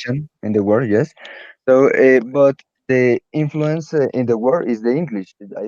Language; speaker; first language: English; non-native, learner; Spanish